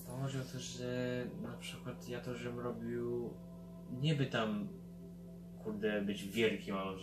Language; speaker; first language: Polish; early bilingual, heritage; Polish